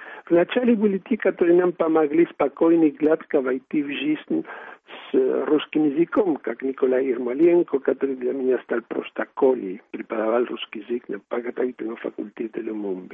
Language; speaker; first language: Russian; non-native, fluent; Spanish